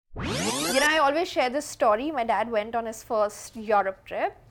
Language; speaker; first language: English; non-native, local second language; Hindi